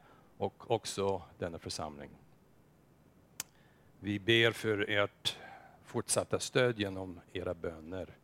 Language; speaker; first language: Swedish; non-native, fluent; English